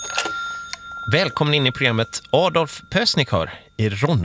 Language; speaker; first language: Swedish; native; Swedish